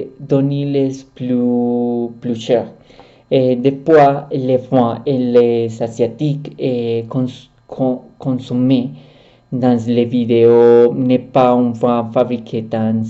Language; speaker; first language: French; non-native, learner; Spanish